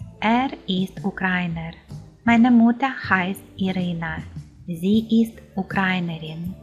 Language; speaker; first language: German; non-native, fluent; Ukrainian